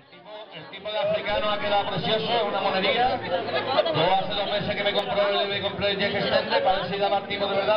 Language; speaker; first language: Spanish; native; Spanish